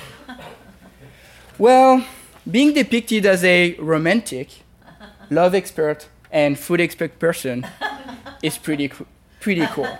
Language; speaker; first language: English; non-native, fluent; French